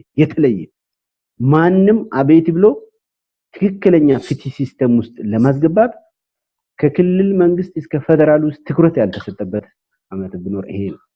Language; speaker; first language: Amharic; non-native, local second language; Wolaytta